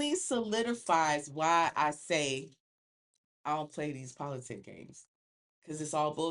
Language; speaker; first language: English; native; English